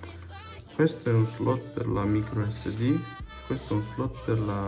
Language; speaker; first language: Italian; non-native, fluent; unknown